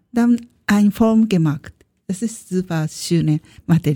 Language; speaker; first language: German; non-native, learner; Japanese